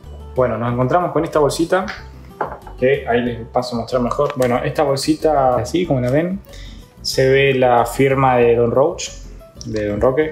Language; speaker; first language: Spanish; native; Spanish